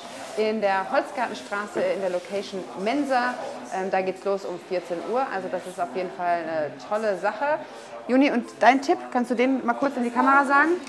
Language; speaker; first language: German; native; German